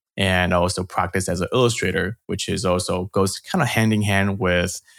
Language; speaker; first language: English; early bilingual, other home language; Chinese